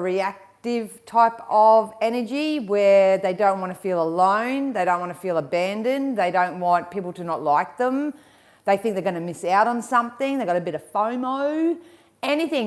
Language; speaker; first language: English; native; English